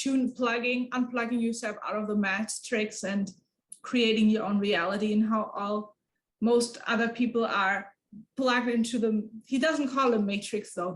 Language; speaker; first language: English; non-native, fluent; German